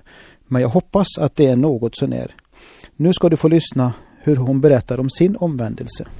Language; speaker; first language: Swedish; native; Swedish